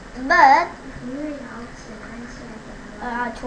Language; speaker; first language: English; non-native, learner; Korean